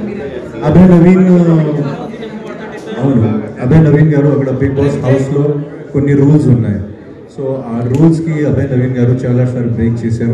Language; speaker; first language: Telugu; non-native, fluent; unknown